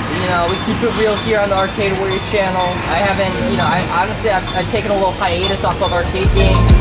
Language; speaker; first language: English; native; English